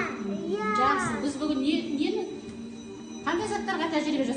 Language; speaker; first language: Kazakh; native; Kazakh